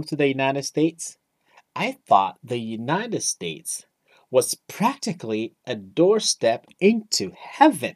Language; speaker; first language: English; non-native, local second language; Ewe